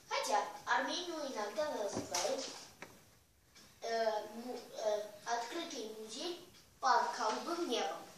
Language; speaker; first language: Russian; non-native, learner; Armenian